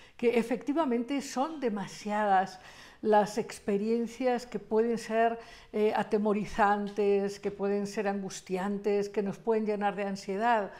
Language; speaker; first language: Spanish; native; Spanish